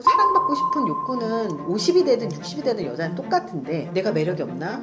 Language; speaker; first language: Korean; native; Korean